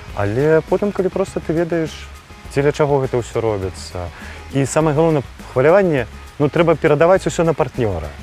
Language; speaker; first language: Belarusian; non-native, local second language; Russian